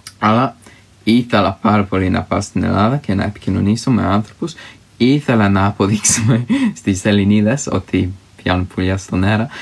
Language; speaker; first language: Greek; non-native, learner; English